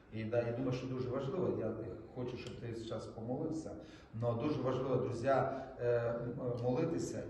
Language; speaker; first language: Ukrainian; non-native, local second language; Russian